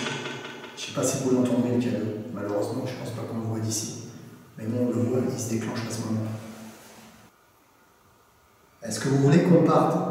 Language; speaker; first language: French; native; French